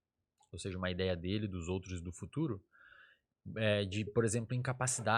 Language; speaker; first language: Portuguese; native; Portuguese